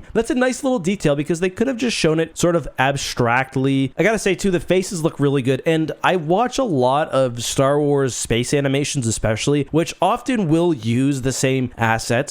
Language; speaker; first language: English; native; English